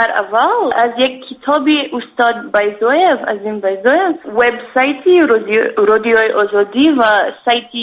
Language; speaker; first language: Persian; non-native, learner; English